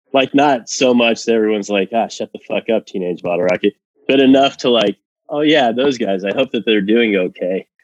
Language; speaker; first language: English; non-native, fluent; Spanish